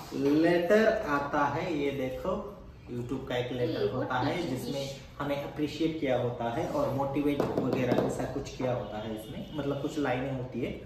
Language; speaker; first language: Hindi; non-native, local second language; Marathi